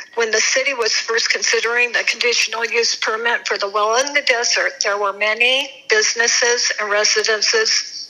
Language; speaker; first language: English; native; English